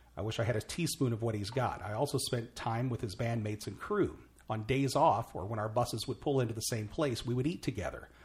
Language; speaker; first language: English; native; English